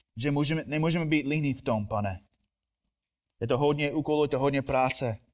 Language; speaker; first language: Czech; non-native, fluent; English